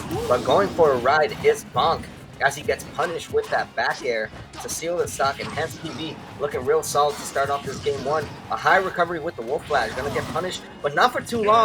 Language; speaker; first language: English; native; English